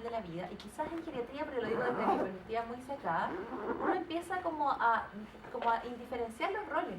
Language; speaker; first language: Spanish; native; Spanish